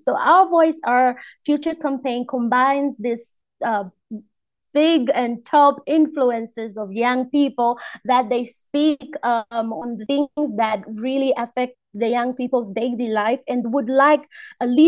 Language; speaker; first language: English; non-native, local second language; Swahili